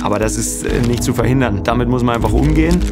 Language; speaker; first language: German; native; German